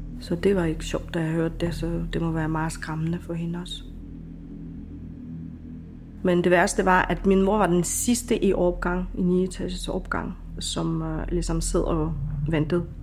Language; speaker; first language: Danish; non-native, fluent; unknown